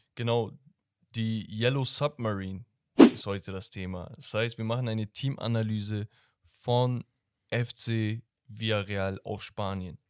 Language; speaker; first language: German; early bilingual, other home language; Turkish